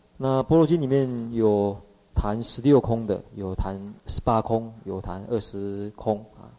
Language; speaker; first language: Chinese; native; Chinese